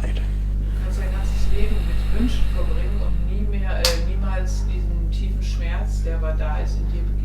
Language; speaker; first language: German; native; German